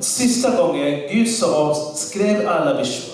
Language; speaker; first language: Swedish; non-native, learner; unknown